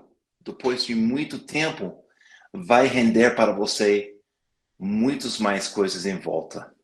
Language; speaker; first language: Portuguese; non-native, fluent; English